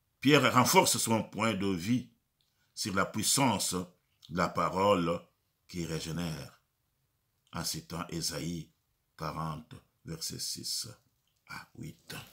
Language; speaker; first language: French; non-native, local second language; Lingala